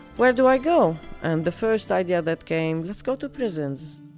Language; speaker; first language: English; non-native, fluent; Arabic